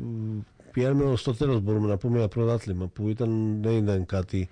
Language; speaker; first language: Greek; non-native, fluent; Slovak